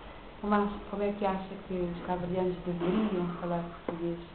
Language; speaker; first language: Portuguese; non-native, local second language; Kabuverdianu